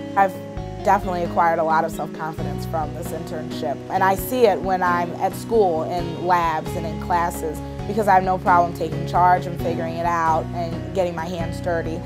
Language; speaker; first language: English; native; English